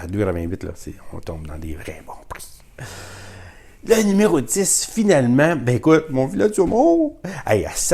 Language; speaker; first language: French; native; French